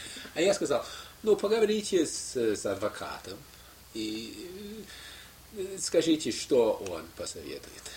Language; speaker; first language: Russian; non-native, fluent; English